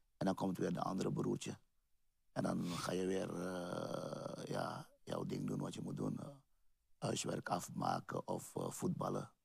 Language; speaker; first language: Dutch; native; Dutch